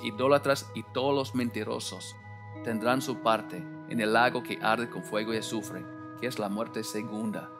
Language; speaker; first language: Spanish; non-native, learner; English